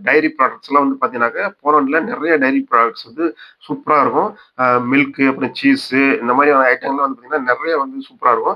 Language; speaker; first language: Tamil; native; Tamil